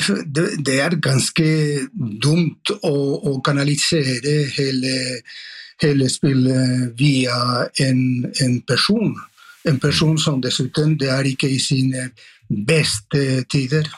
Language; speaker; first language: Norwegian; non-native, fluent; Spanish